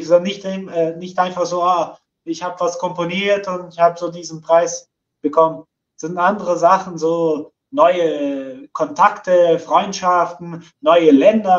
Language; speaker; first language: German; non-native, fluent; Portuguese